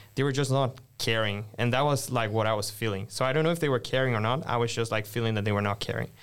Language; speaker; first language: English; non-native, fluent; Portuguese